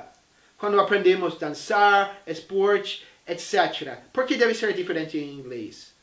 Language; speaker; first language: Portuguese; non-native, fluent; English